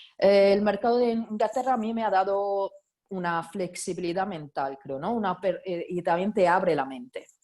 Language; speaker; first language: Spanish; non-native, fluent; Italian